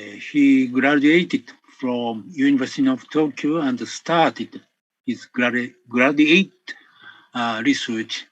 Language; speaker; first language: English; non-native, fluent; Japanese